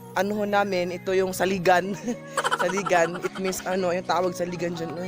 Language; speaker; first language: Filipino; non-native, local second language; Cebuano